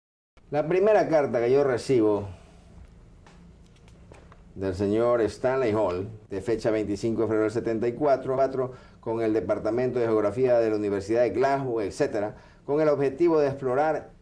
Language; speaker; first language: Spanish; native; Spanish